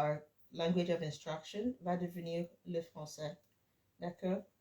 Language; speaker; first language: French; non-native, fluent; English